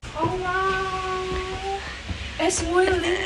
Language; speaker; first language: Spanish; non-native, learner; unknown